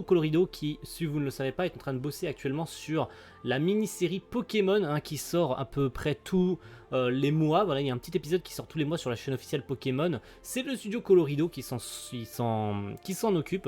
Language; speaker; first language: French; native; French